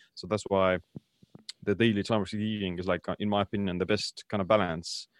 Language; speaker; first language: English; non-native, fluent; Estonian